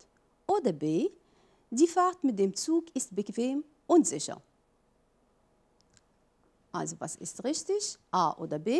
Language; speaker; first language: German; non-native, fluent; Arabic